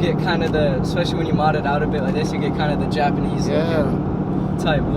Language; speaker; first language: English; native; English